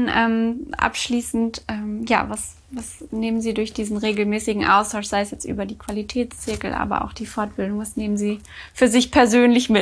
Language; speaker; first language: German; native; German